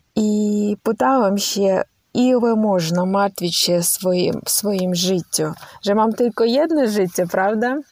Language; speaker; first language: Polish; non-native, learner; Ukrainian